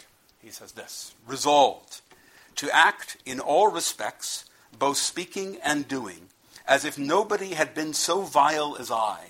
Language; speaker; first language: English; native; English